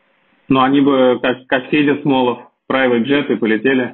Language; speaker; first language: Russian; native; Russian